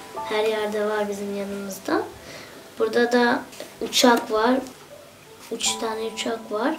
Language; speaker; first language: Turkish; early bilingual, other home language; Arabic